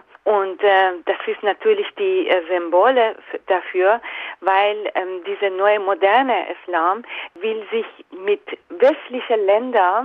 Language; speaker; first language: German; non-native, fluent; Persian